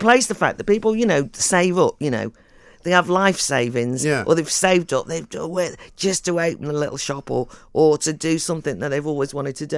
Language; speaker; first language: English; native; English